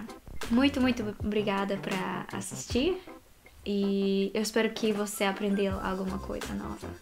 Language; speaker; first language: Portuguese; non-native, fluent; Japanese